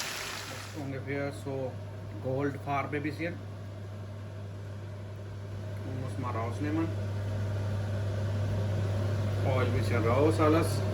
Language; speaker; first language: German; non-native, learner; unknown